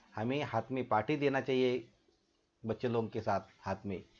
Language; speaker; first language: Hindi; non-native, local second language; Marathi